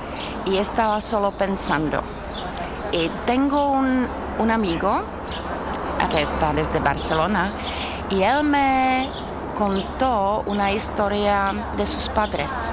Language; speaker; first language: Spanish; non-native, learner; Czech